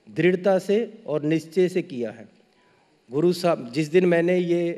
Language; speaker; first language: Hindi; native; Hindi